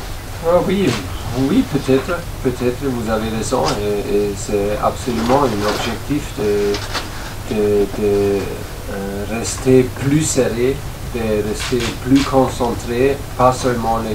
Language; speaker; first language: French; non-native, fluent; German